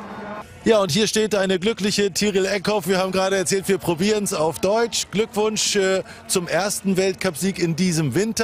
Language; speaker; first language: German; native; German